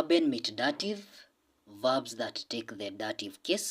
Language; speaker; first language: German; non-native, learner; English